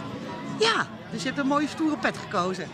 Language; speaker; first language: Dutch; native; Dutch